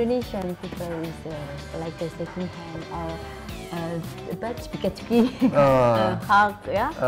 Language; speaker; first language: English; non-native, learner; Indonesian